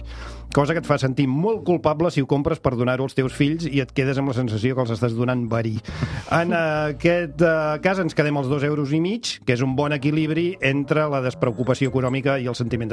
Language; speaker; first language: Catalan; native; Catalan